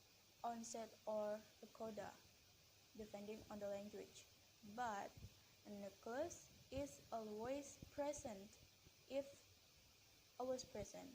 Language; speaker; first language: English; non-native, learner; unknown